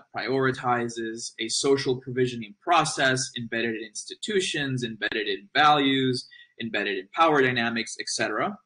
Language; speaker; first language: English; native; English